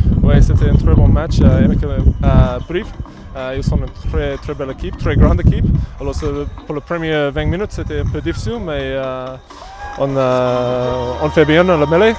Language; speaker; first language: French; non-native, learner; English